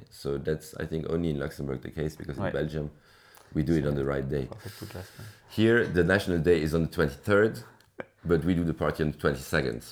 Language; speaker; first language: English; non-native, fluent; French